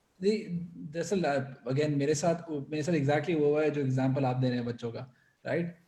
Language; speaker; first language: Urdu; native; Urdu